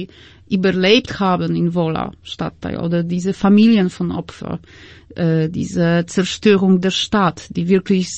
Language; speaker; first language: German; non-native, fluent; Polish